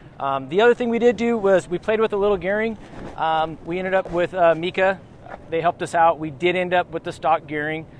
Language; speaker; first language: English; native; English